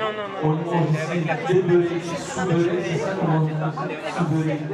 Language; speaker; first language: French; native; French